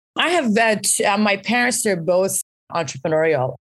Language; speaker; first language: English; early bilingual, other home language; Persian